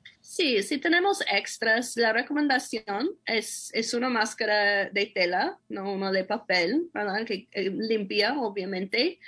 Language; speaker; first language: Spanish; non-native, fluent; English